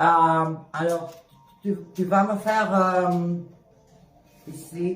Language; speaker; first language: French; non-native, fluent; Greek